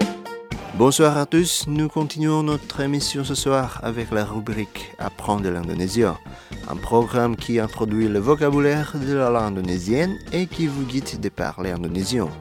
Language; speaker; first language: French; non-native, fluent; Indonesian